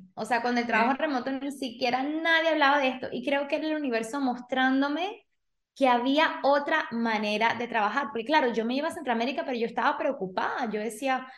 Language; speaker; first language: Spanish; early bilingual, other home language; Portuguese